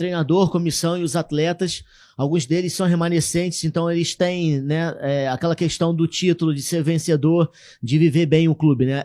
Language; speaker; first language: Portuguese; native; Portuguese